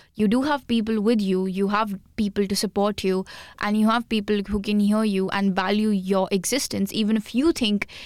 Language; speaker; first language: English; non-native, local second language; Hindi